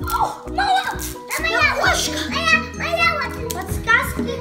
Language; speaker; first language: Russian; early bilingual, heritage; Russian